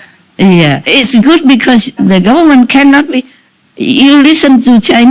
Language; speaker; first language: English; non-native, fluent; Vietnamese